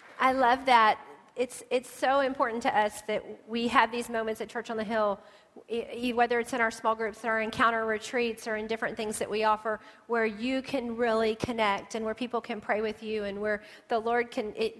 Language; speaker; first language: English; native; English